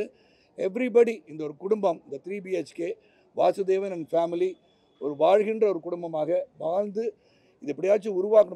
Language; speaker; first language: Tamil; native; Tamil